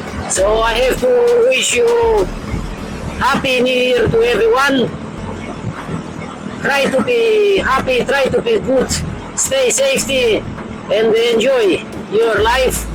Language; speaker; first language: English; non-native, learner; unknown